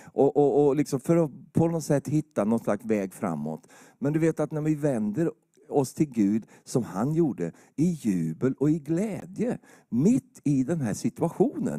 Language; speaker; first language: Swedish; native; Swedish